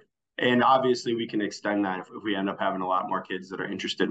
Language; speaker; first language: English; native; English